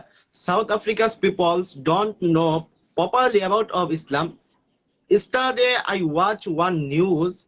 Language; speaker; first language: English; non-native, learner; Bangla